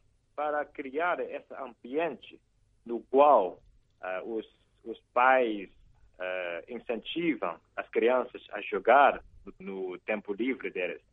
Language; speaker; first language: Portuguese; non-native, fluent; Chinese